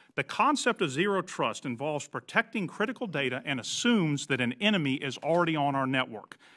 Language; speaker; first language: English; native; English